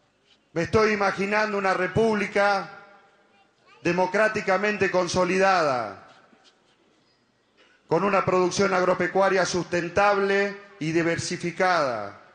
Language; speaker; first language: Spanish; native; Spanish